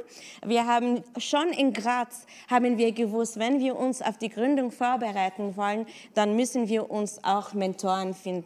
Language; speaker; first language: German; non-native, fluent; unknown